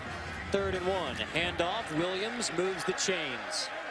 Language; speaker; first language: English; native; English